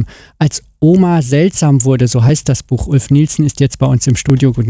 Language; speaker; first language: German; native; German